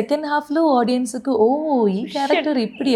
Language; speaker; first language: Telugu; non-native, learner; Malayalam